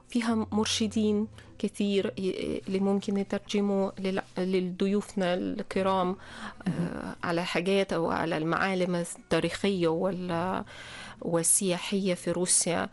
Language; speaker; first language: Arabic; non-native, fluent; Russian